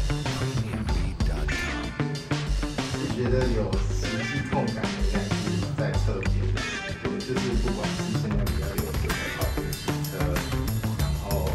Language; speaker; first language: Chinese; native; Chinese